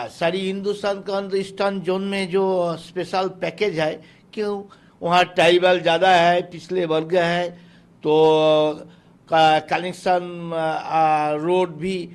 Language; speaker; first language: Hindi; non-native, local second language; Bangla